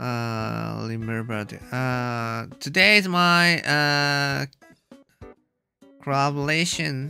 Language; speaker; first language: English; non-native, learner; Japanese